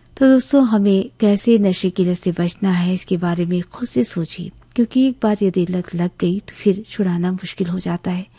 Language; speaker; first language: Hindi; native; Hindi